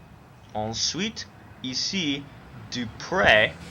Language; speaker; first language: French; non-native, learner; English